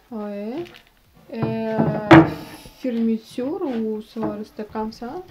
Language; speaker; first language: French; non-native, learner; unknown